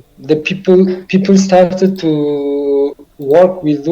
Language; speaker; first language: English; non-native, learner; Tajik